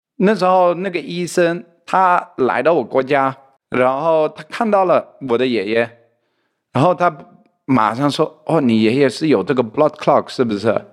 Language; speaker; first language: Chinese; non-native, fluent; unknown